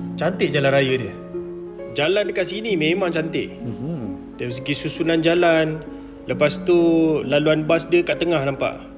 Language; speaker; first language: Malay; native; Malay